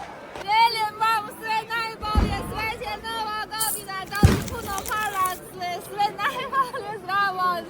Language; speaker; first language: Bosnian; non-native, learner; Chinese